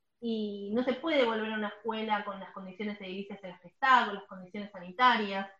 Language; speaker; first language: Spanish; native; Spanish